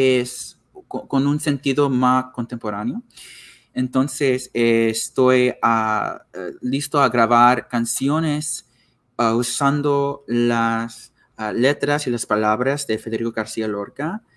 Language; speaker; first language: Spanish; non-native, learner; English